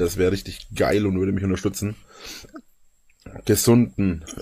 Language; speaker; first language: German; native; German